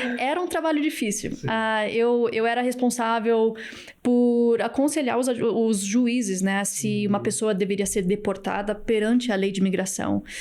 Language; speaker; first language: Portuguese; early bilingual, heritage; Portuguese